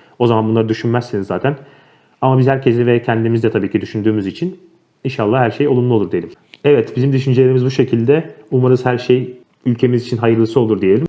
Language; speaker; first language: Turkish; native; Turkish